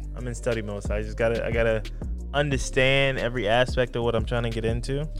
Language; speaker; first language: English; native; English